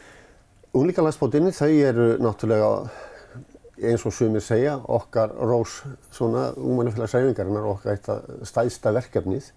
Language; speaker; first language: Icelandic; native; Icelandic